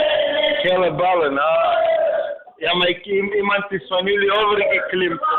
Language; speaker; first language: Dutch; non-native, fluent; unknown